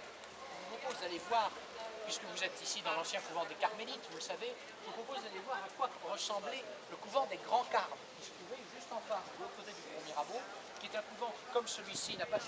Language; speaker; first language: French; native; French